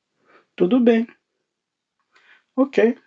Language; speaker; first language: Portuguese; non-native, fluent; Haitian Creole